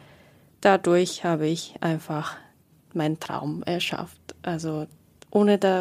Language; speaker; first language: German; non-native, learner; Japanese